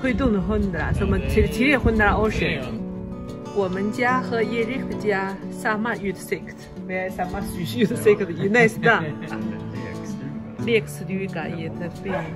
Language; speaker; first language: Swedish; non-native, learner; Chinese